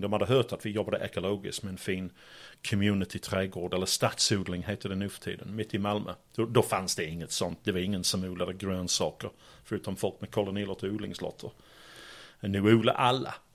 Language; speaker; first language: Swedish; non-native, fluent; English